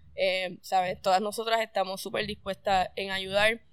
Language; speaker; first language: Spanish; native; Spanish